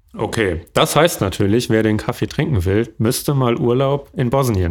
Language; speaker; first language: German; native; German